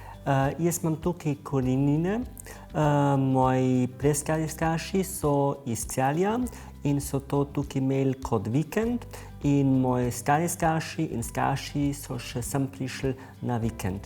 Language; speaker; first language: Slovenian; early bilingual, heritage; German